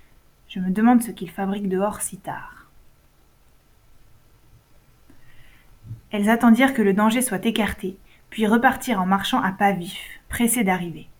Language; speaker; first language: French; native; French